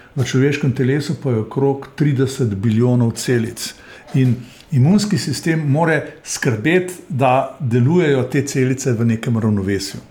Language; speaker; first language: Slovenian; native; Slovenian